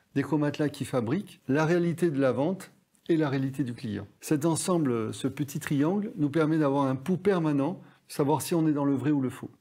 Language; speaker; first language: French; native; French